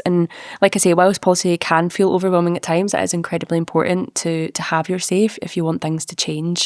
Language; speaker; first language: English; native; English